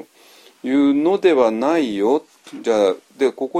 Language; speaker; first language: Japanese; native; Japanese